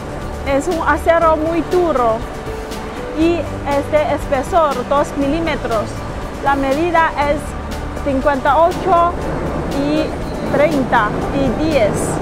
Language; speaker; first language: Spanish; non-native, learner; Chinese